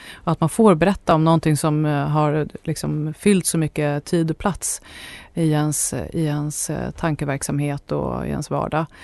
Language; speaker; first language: Swedish; native; Swedish